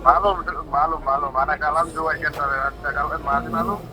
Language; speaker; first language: Arabic; non-native, learner; Bangla